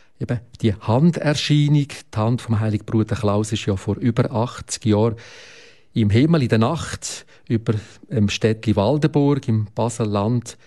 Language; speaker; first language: German; native; German